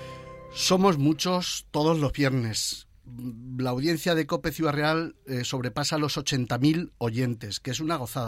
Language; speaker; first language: Spanish; native; Spanish